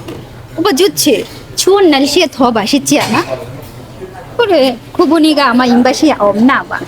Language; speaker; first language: Korean; non-native, learner; Bangla